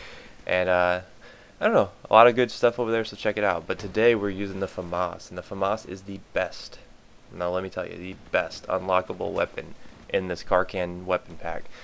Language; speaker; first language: English; native; English